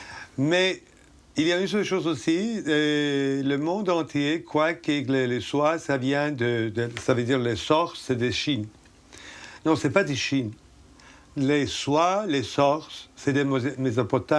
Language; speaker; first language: French; non-native, fluent; Turkish